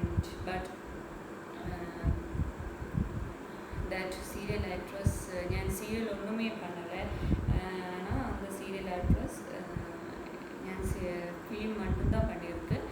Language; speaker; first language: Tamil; non-native, learner; Malayalam